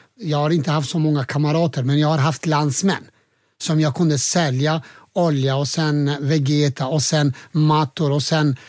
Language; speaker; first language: Swedish; non-native, fluent; Albanian